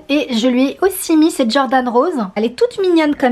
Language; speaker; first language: French; native; French